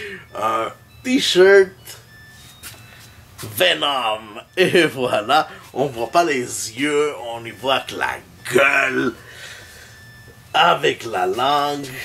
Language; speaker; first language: French; native; French